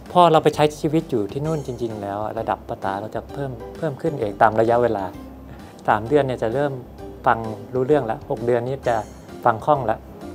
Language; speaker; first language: Thai; native; Thai